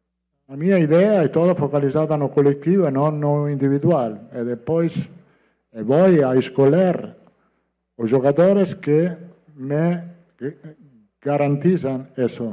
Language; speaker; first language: Portuguese; non-native, fluent; Italian